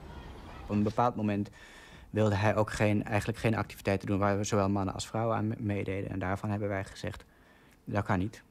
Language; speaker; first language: German; non-native, learner; Dutch